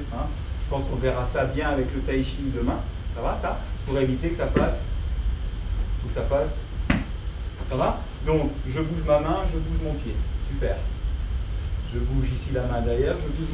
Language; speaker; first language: French; native; French